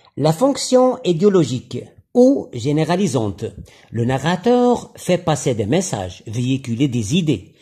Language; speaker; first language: French; non-native, local second language; Arabic